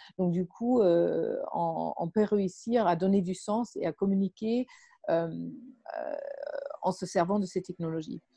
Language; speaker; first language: French; non-native, fluent; German